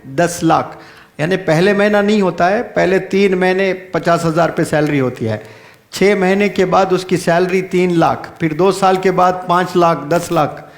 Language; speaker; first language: Urdu; native; Urdu